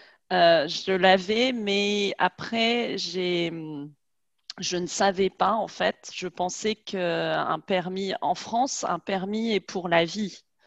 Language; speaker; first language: French; native; French